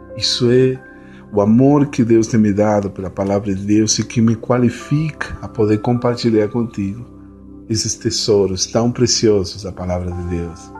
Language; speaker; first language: Portuguese; non-native, fluent; Spanish